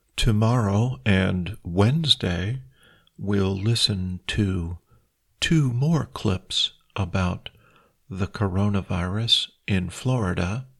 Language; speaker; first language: English; native; English